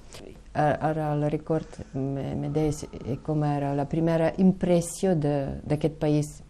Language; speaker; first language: Catalan; non-native, fluent; Ukrainian